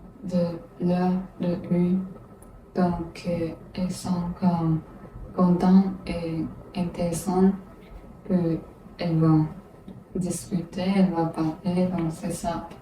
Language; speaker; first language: French; non-native, learner; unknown